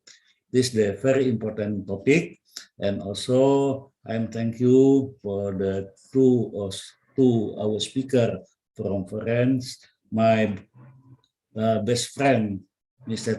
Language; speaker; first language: English; non-native, learner; Indonesian